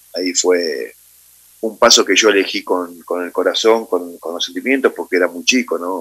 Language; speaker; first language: Spanish; native; Spanish